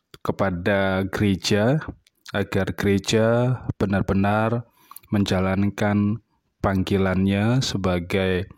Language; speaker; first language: Indonesian; native; Indonesian